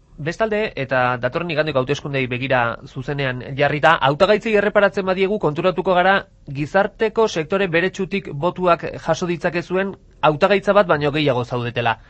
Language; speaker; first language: Basque; native; Basque